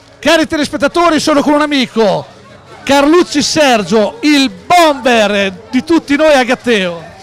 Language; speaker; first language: Italian; native; Italian